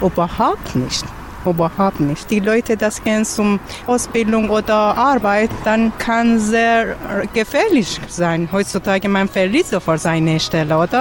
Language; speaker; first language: German; non-native, learner; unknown